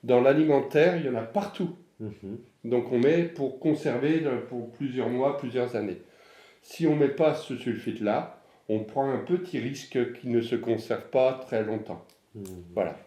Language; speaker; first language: French; native; French